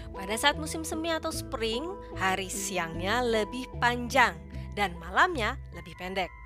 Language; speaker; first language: Indonesian; native; Indonesian